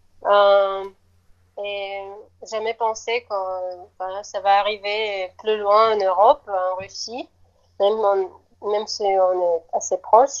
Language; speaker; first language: French; non-native, fluent; Russian